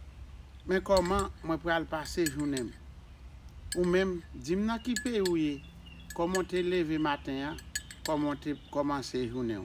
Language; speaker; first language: French; non-native, learner; Haitian Creole